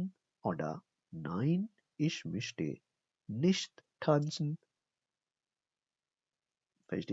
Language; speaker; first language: German; non-native, fluent; Urdu